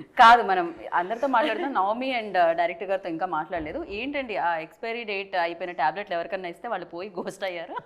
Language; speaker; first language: Telugu; native; Telugu